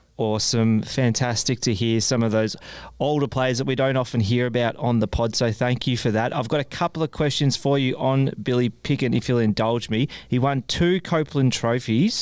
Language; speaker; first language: English; native; English